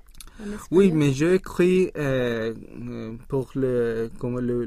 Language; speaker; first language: French; non-native, learner; Swedish